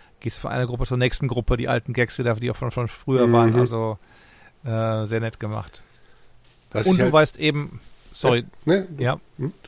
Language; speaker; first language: German; native; German